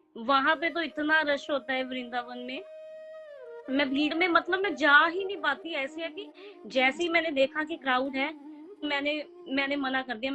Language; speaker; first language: Hindi; native; Hindi